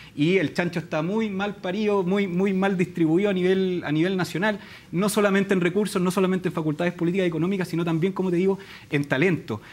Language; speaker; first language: Spanish; native; Spanish